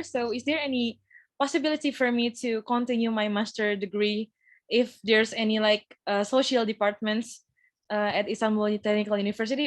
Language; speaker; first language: English; non-native, fluent; Indonesian